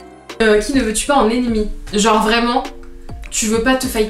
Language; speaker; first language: French; native; French